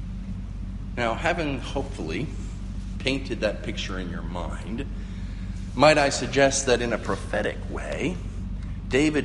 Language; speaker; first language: English; native; English